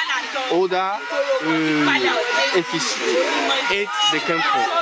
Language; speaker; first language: German; non-native, fluent; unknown